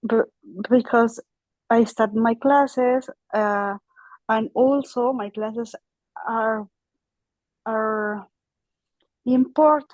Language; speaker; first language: English; non-native, learner; Spanish